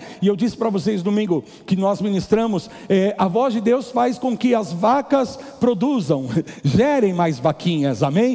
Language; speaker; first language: Portuguese; native; Portuguese